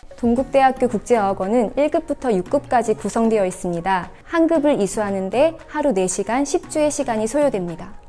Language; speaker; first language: Korean; native; Korean